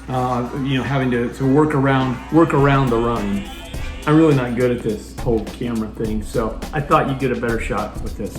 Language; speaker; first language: English; native; English